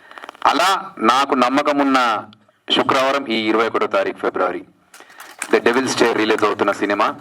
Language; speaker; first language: Telugu; native; Telugu